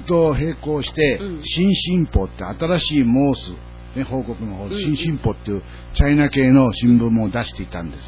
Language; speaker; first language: Japanese; native; Japanese